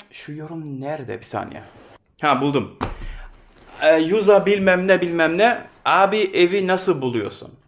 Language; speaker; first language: Turkish; early bilingual, heritage; Turkish